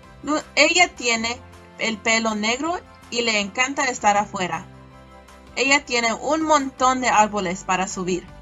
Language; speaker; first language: Spanish; non-native, learner; English